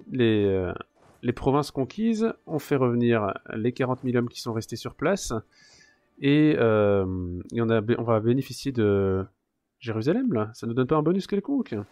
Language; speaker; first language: French; native; French